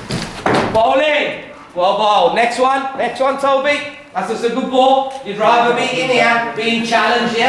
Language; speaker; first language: English; native; English